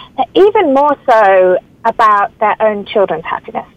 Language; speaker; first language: English; native; English